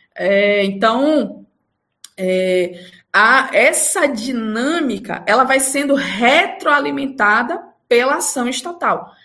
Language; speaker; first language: Portuguese; native; Portuguese